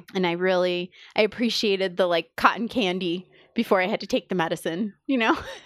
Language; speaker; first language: English; native; English